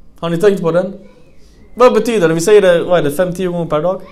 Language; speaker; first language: Swedish; non-native, fluent; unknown